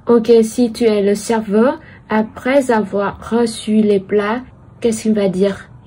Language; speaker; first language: French; non-native, fluent; Vietnamese